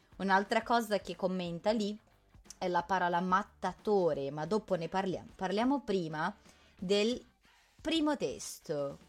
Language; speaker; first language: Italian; non-native, fluent; Portuguese